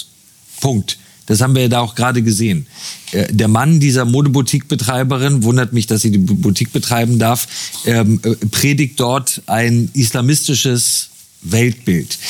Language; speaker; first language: German; native; German